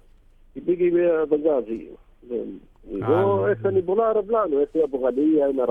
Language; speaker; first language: Greek; non-native, learner; Arabic